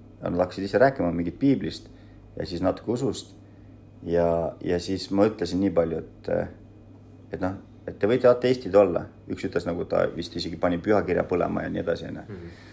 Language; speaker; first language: Estonian; early bilingual, other home language; Russian